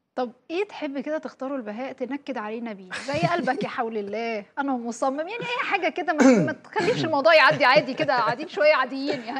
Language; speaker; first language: Arabic; native; Arabic